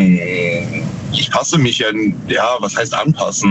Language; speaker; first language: German; native; German